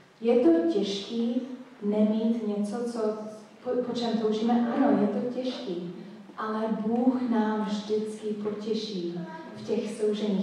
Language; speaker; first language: Czech; non-native, fluent; English